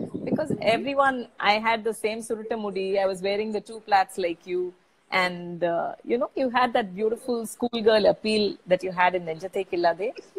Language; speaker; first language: English; non-native, local second language; Tamil